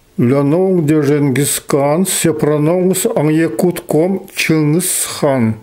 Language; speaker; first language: French; non-native, fluent; Yakut